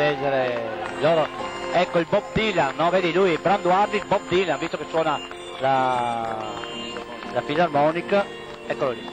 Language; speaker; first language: Italian; native; Italian